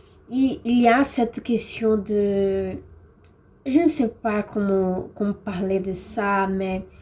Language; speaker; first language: French; non-native, learner; Portuguese